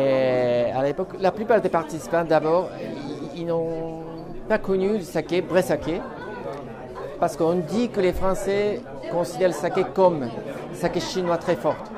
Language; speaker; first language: French; non-native, fluent; Japanese